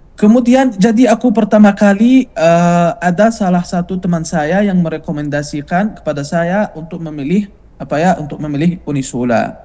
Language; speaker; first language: Indonesian; non-native, fluent; Arabic